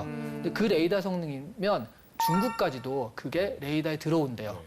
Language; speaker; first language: Korean; native; Korean